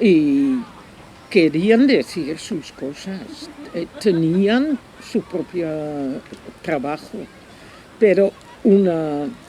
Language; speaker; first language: Spanish; non-native, fluent; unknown